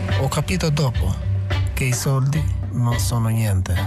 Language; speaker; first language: Italian; non-native, fluent; Albanian